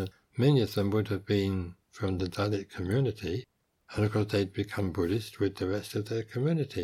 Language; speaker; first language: English; native; English